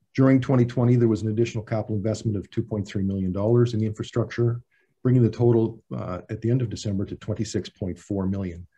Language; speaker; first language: English; native; English